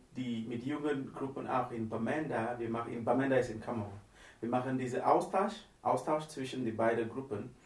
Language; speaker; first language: German; non-native, fluent; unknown